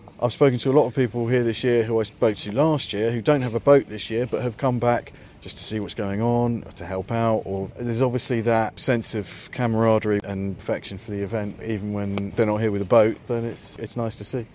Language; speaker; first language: English; native; English